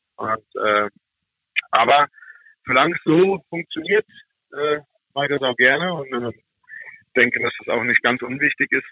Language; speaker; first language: German; native; German